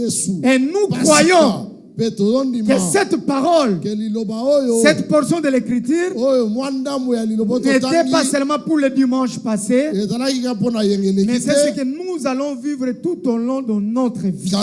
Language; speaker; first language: French; non-native, local second language; Lingala